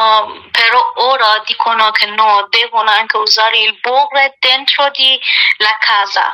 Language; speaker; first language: Italian; non-native, learner; Persian